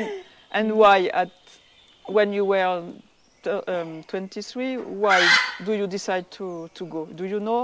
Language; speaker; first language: English; non-native, learner; French